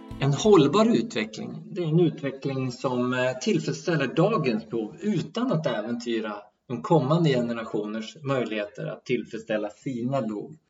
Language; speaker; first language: Swedish; native; Swedish